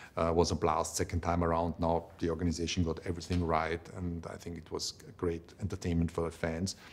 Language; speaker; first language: English; non-native, fluent; German